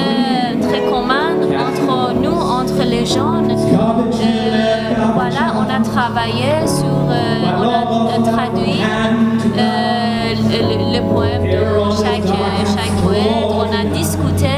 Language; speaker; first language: French; non-native, learner; Persian